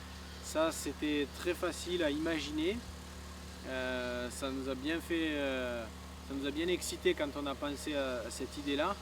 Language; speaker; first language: French; native; French